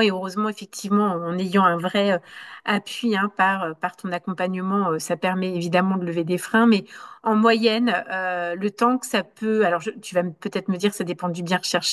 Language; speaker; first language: French; native; French